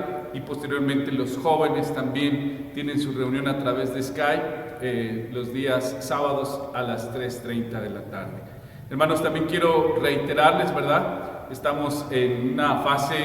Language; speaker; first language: Spanish; native; Spanish